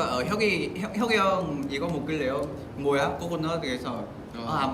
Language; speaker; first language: Korean; non-native, fluent; Vietnamese